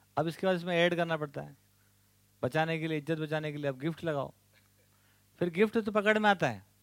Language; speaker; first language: Hindi; native; Hindi